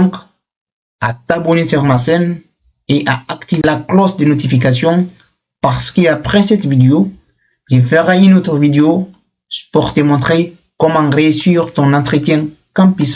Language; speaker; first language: French; non-native, local second language; Fula